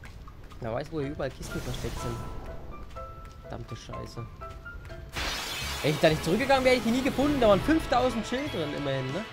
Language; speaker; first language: German; native; German